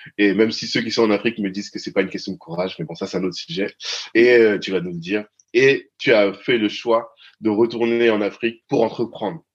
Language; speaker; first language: French; early bilingual, other home language; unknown